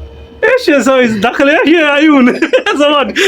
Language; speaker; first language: Arabic; non-native, learner; Urdu